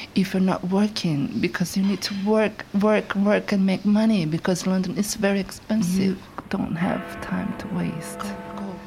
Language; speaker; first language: English; non-native, fluent; Portuguese